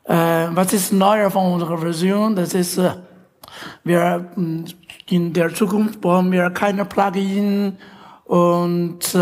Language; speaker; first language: German; non-native, fluent; Chinese